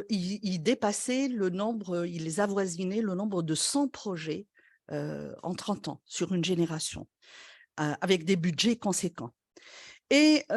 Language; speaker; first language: French; non-native, local second language; Arabic